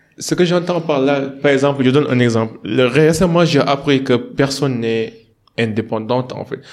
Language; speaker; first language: French; non-native, local second language; Wolof